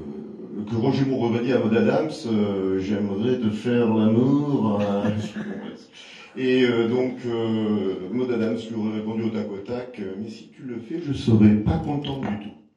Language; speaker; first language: French; native; French